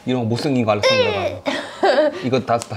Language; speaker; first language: Korean; native; Korean